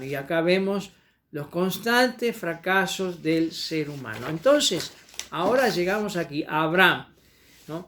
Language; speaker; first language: Spanish; native; Spanish